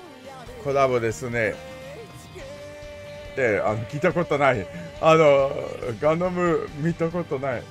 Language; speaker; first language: Japanese; non-native, learner; English